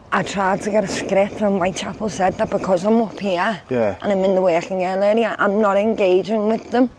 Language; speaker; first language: English; native; English